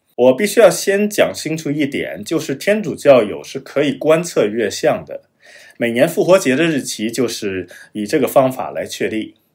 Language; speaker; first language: Chinese; non-native, fluent; German